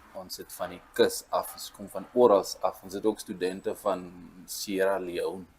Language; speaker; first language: Afrikaans; non-native, local second language; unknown